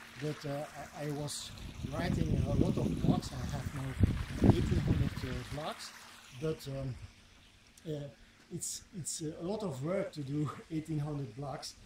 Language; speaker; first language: English; non-native, fluent; Dutch